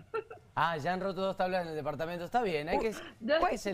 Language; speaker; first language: Spanish; native; Spanish